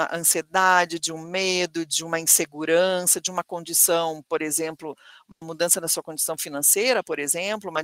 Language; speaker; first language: Portuguese; native; Portuguese